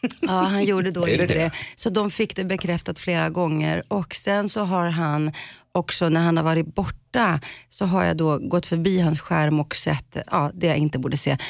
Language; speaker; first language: Swedish; early bilingual, other home language; Greek